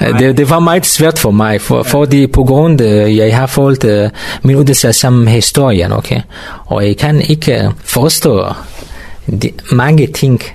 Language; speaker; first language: Danish; non-native, learner; Kurdish